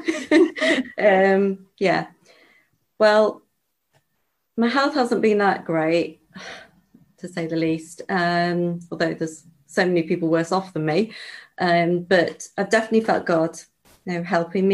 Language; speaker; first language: English; native; English